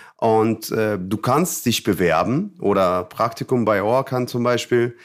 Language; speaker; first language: German; non-native, fluent; Russian